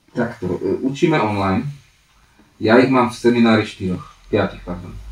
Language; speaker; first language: Slovak; non-native, local second language; Hungarian